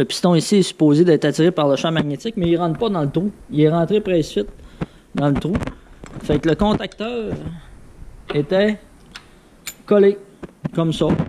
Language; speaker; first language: French; native; French